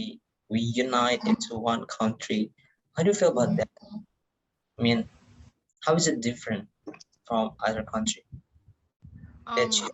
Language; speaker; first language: English; non-native, learner; Indonesian